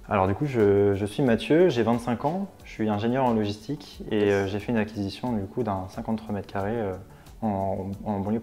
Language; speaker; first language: French; native; French